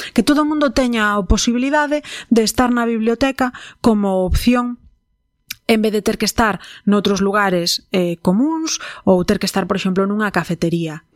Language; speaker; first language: Galician; non-native, local second language; Spanish